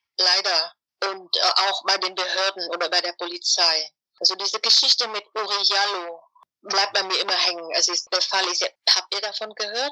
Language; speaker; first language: German; non-native, fluent; Vietnamese